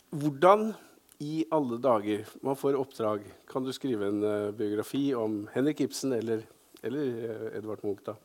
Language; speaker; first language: Norwegian; native; Norwegian